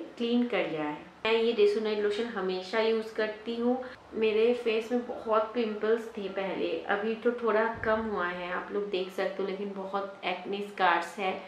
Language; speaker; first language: Hindi; non-native, local second language; Bangla